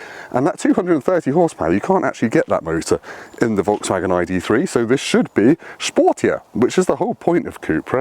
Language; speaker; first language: English; native; English